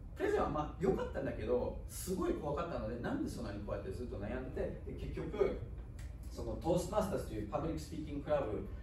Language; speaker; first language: Japanese; non-native, fluent; German